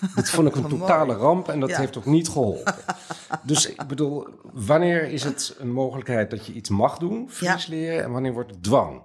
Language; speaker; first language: Dutch; native; Dutch